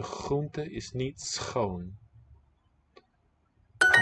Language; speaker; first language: Dutch; non-native, learner; English